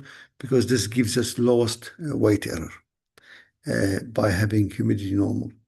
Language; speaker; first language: English; non-native, fluent; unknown